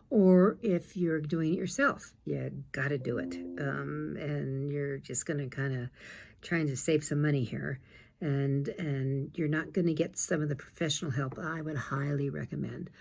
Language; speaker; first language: English; native; English